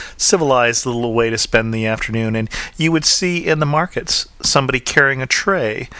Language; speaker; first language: English; native; English